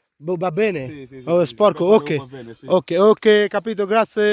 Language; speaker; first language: Italian; non-native, learner; Bangla